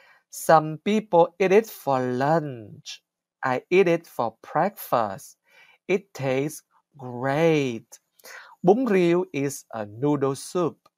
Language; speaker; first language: English; non-native, fluent; Vietnamese